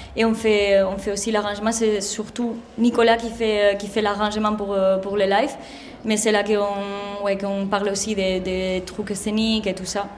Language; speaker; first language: French; non-native, fluent; Spanish